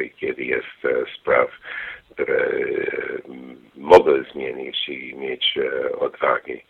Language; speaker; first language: Polish; non-native, learner; English